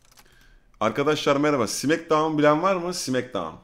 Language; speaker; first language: Turkish; early bilingual, heritage; Turkish